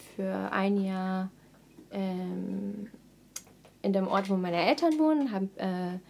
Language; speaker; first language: German; non-native, fluent; English